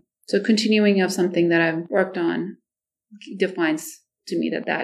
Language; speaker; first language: English; non-native, local second language; Nepali